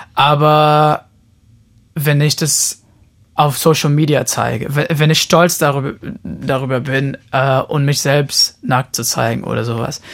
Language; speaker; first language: German; non-native, fluent; Portuguese